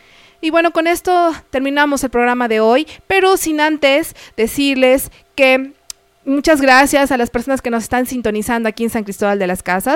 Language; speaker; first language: Spanish; native; Spanish